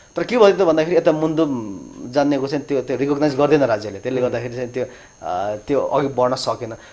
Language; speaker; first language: Nepali; non-native, local second language; Limbu